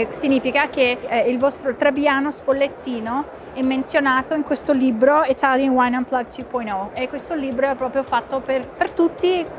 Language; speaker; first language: Italian; non-native, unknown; English